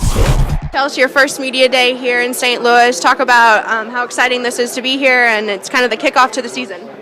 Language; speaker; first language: English; native; English